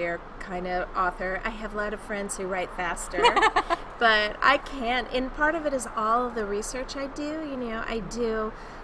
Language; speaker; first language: English; native; English